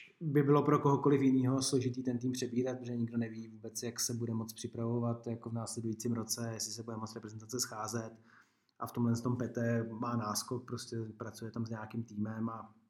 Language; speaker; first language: Czech; native; Czech